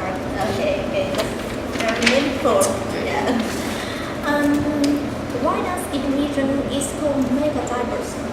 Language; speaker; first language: English; non-native, learner; Vietnamese